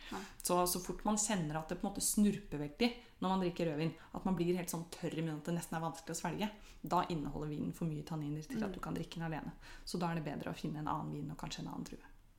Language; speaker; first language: Norwegian; native; Norwegian